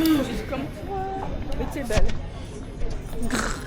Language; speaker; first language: French; non-native, learner; English